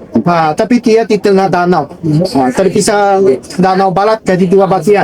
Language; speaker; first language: Indonesian; non-native, learner; Chinese